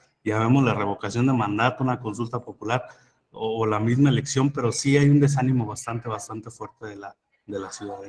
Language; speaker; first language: Spanish; native; Spanish